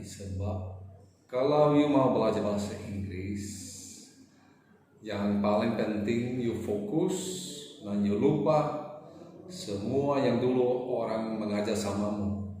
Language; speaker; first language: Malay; non-native, fluent; English